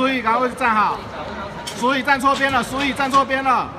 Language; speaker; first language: Chinese; native; Chinese